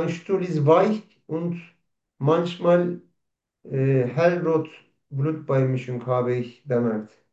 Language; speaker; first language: German; non-native, learner; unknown